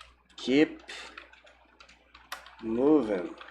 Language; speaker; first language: English; non-native, learner; Portuguese